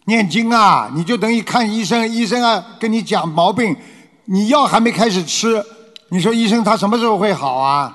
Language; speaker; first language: Chinese; native; Chinese